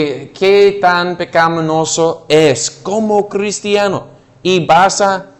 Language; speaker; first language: Spanish; non-native, fluent; English